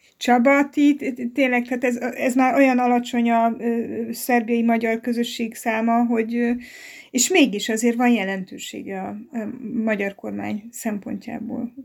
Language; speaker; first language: Hungarian; native; Hungarian